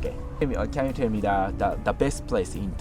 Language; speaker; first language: English; non-native, learner; Japanese